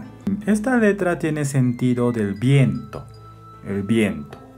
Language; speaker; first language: Spanish; non-native, fluent; Japanese